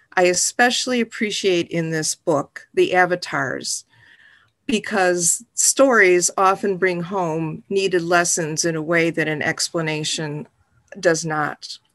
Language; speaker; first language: English; native; English